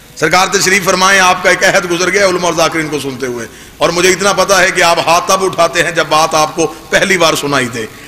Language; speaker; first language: Urdu; native; Urdu